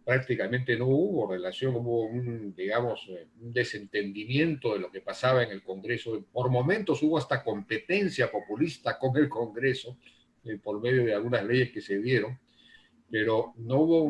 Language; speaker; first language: Spanish; native; Spanish